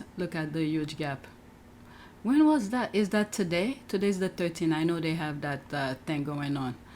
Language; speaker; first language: English; native; English